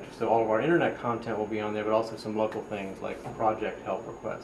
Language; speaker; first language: English; native; English